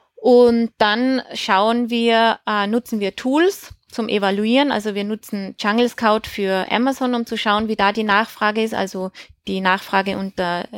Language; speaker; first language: German; native; German